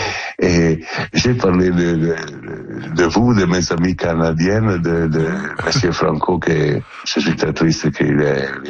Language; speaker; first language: French; non-native, learner; Italian